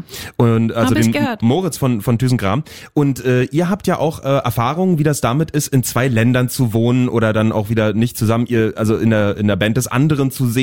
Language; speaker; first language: German; native; German